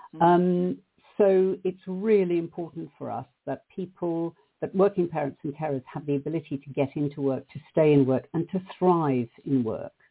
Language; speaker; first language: English; native; English